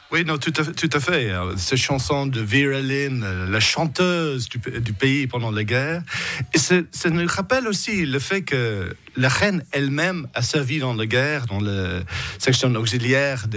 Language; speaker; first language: French; non-native, fluent; English